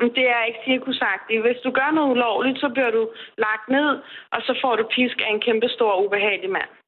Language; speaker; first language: Danish; non-native, fluent; Persian